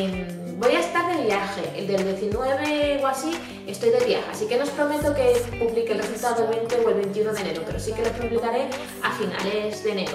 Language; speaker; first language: Spanish; native; Spanish